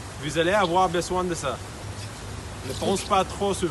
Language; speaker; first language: French; non-native, learner; Spanish